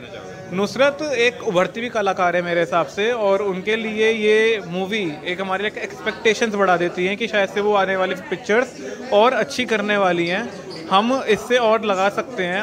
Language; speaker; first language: Hindi; native; Hindi